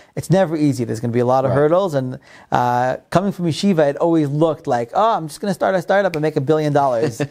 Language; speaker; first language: English; non-native, fluent; Hebrew